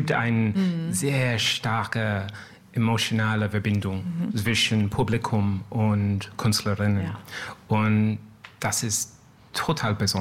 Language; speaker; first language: German; non-native, learner; English